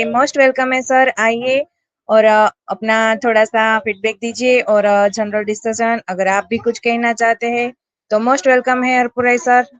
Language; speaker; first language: Hindi; native; Hindi